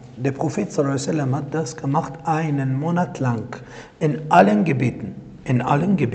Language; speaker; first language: German; non-native, fluent; Arabic